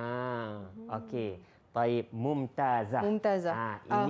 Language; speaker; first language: Arabic; non-native, fluent; Malay